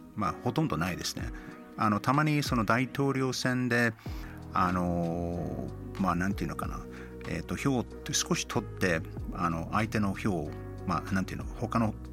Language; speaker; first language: Japanese; non-native, fluent; English